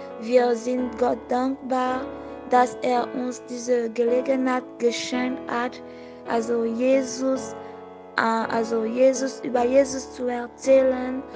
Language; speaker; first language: German; non-native, fluent; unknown